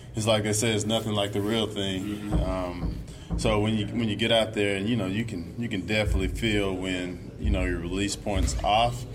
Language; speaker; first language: English; native; English